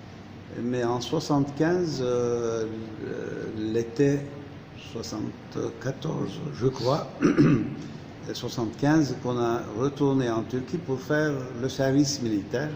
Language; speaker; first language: French; non-native, fluent; Turkish